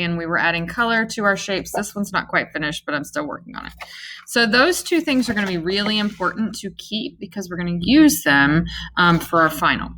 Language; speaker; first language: English; native; English